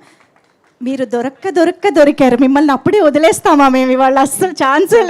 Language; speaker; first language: Telugu; native; Telugu